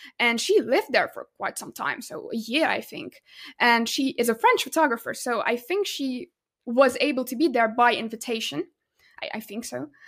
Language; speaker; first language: English; non-native, fluent; Russian